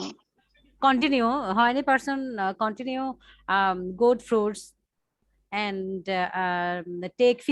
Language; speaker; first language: English; non-native, learner; Bangla